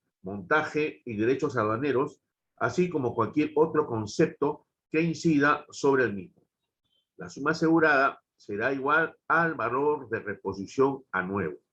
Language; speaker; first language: Spanish; native; Spanish